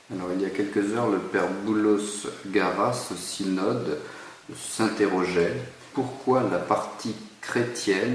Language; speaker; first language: French; native; French